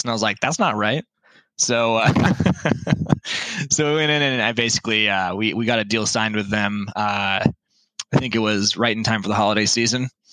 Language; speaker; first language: English; native; English